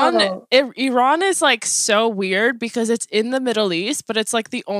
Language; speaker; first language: English; early bilingual, other home language; Persian